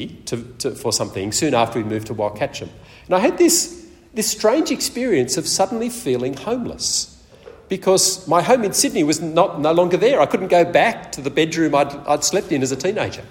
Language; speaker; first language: English; native; English